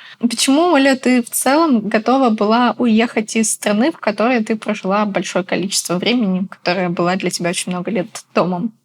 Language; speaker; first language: Russian; native; Russian